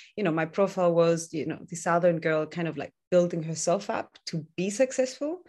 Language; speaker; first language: English; non-native, fluent; Greek